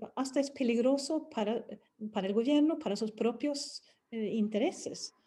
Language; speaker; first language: Spanish; non-native, fluent; Swedish